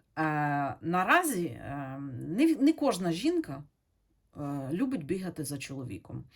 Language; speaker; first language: Ukrainian; non-native, local second language; Russian